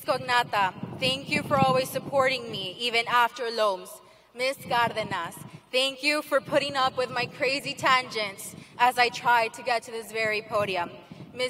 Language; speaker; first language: English; early bilingual, other home language; Spanish